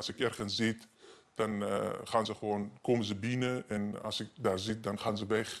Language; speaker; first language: Dutch; non-native, learner; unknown